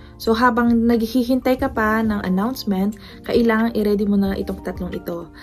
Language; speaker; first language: Filipino; non-native, local second language; Pampanga